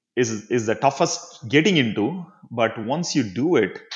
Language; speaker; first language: English; non-native, local second language; Tamil